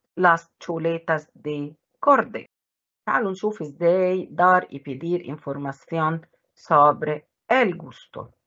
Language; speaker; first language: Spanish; non-native, fluent; Arabic